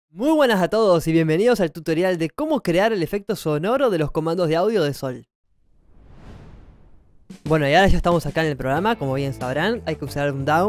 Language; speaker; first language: Spanish; native; Spanish